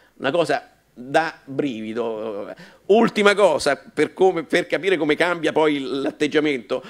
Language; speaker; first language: Italian; native; Italian